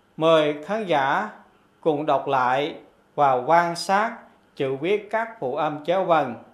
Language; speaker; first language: Vietnamese; non-native, local second language; Khmer